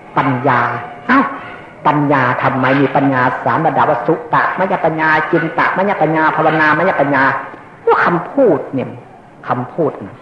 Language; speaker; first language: Thai; native; Thai